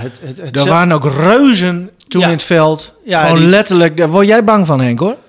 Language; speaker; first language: Dutch; native; Dutch